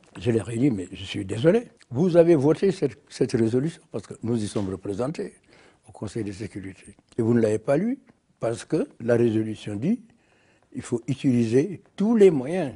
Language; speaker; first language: French; non-native, local second language; Wolof